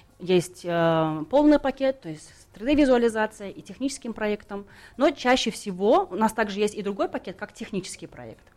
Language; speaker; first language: Russian; non-native, local second language; Tajik